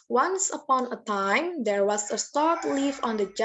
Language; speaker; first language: English; non-native, learner; Indonesian